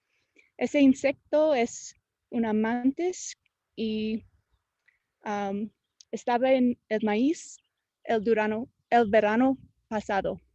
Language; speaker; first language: Spanish; non-native, fluent; English